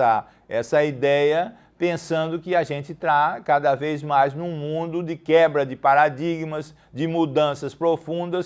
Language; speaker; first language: Portuguese; native; Portuguese